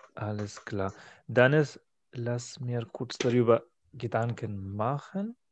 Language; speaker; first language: German; non-native, fluent; Spanish